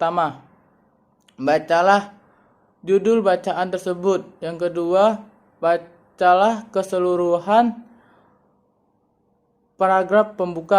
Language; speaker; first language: Indonesian; native; Indonesian